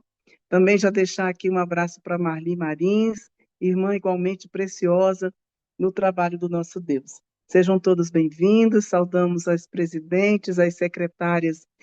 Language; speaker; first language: Portuguese; native; Portuguese